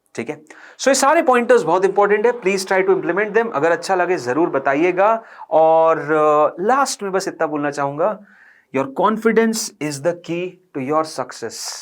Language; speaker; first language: Hindi; native; Hindi